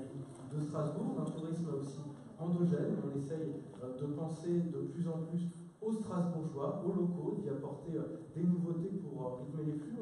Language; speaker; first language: French; native; French